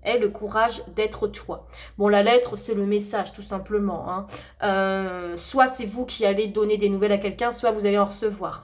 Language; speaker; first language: French; native; French